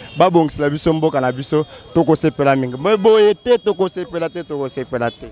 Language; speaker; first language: Lingala; native; Lingala